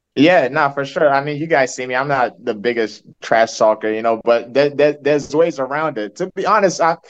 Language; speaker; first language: English; early bilingual, other home language; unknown